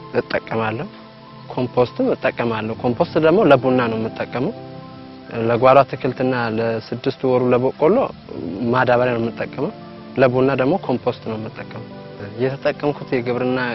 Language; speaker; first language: Amharic; non-native, local second language; Sidamo